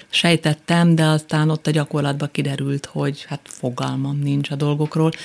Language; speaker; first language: Hungarian; native; Hungarian